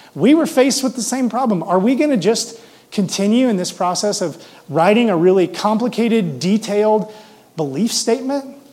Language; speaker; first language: English; native; English